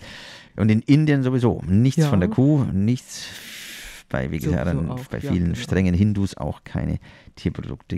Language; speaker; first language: German; native; German